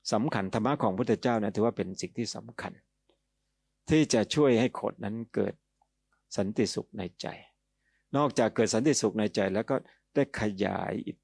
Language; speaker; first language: Thai; native; Thai